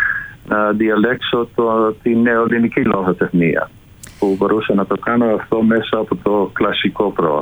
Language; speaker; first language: Greek; non-native, fluent; Dutch